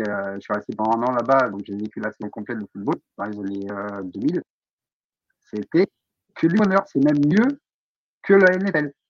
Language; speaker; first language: French; native; French